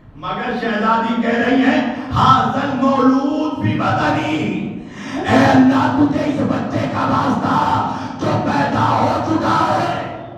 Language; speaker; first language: Urdu; native; Urdu